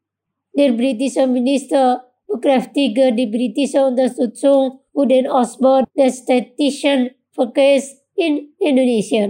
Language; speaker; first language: German; non-native, fluent; Indonesian